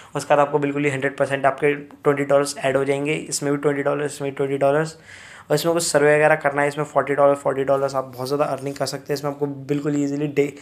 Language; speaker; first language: Hindi; native; Hindi